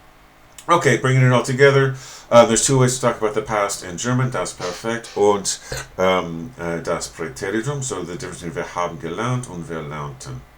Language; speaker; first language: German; non-native, fluent; English